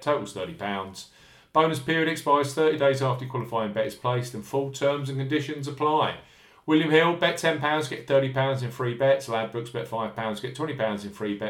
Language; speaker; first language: English; native; English